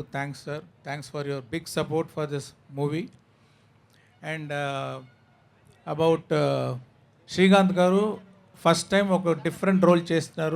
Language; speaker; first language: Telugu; non-native, fluent; Tamil